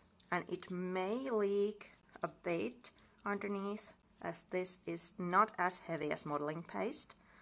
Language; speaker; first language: English; non-native, fluent; Finnish